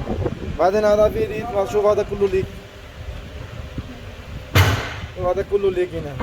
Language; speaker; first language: Arabic; non-native, learner; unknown